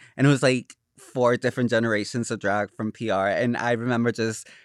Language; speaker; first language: English; non-native, fluent; Spanish